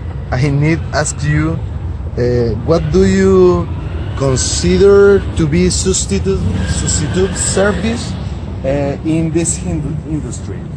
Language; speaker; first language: English; non-native, learner; Spanish